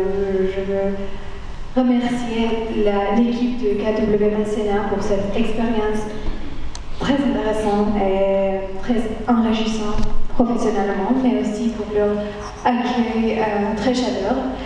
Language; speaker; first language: French; non-native, fluent; Armenian